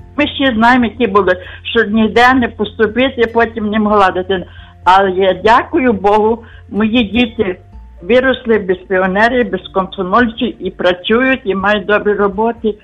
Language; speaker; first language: Ukrainian; native; Ukrainian